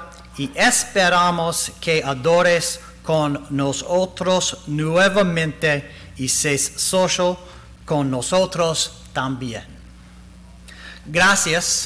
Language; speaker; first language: Spanish; non-native, learner; English